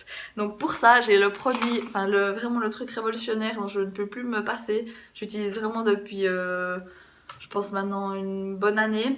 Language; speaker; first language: French; native; French